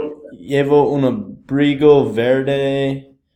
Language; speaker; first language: Spanish; non-native, learner; English